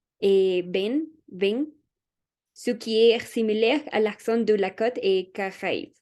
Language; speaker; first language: French; non-native, learner; Spanish